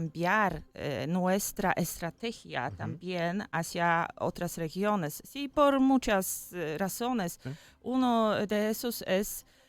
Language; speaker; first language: Spanish; non-native, fluent; Polish